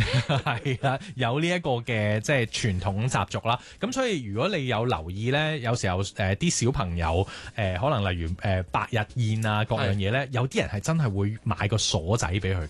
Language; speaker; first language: Cantonese; native; Cantonese